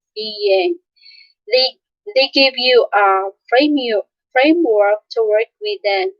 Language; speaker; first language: English; non-native, local second language; Filipino